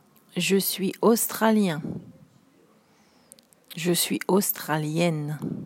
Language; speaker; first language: French; non-native, learner; English